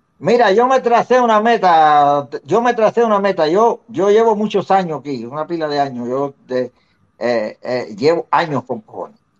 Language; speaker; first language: Spanish; native; Spanish